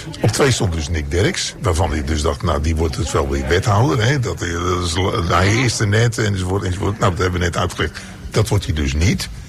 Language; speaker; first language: Dutch; native; Dutch